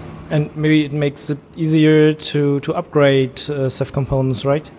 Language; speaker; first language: English; non-native, fluent; German